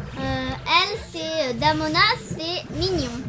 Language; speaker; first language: French; early bilingual, heritage; French